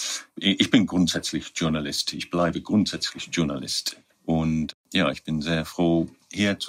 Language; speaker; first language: German; non-native, fluent; English